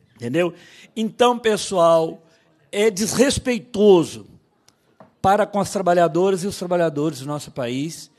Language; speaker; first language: Portuguese; native; Portuguese